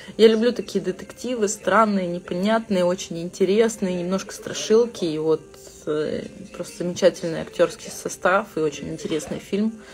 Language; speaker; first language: Russian; early bilingual, other home language; Georgian